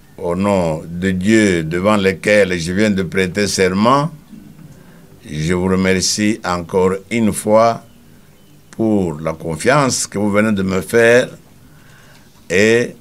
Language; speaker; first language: French; non-native, local second language; Luba-Lulua